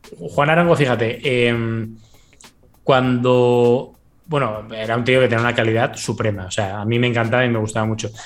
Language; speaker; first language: Spanish; native; Spanish